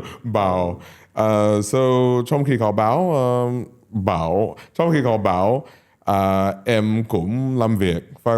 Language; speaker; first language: Vietnamese; non-native, learner; English